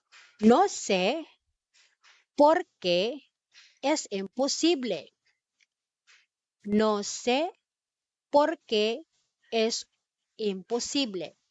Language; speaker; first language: Spanish; non-native, fluent; Filipino